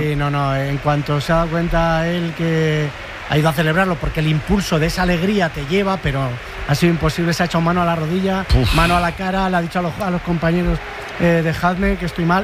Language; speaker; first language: Spanish; native; Spanish